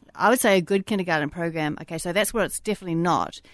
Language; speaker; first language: English; native; English